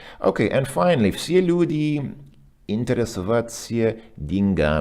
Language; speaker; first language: Russian; non-native, fluent; English